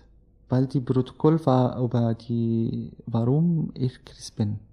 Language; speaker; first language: German; non-native, learner; Arabic